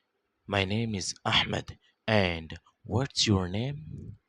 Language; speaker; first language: English; non-native, local second language; Urdu